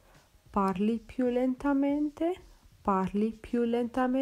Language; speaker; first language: Italian; non-native, fluent; Romanian